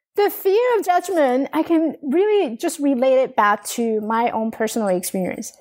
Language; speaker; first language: English; non-native, fluent; Chinese